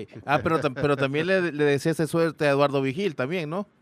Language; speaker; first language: Spanish; native; Spanish